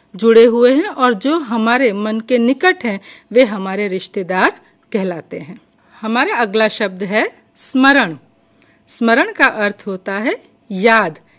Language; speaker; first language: Hindi; non-native, local second language; Gujarati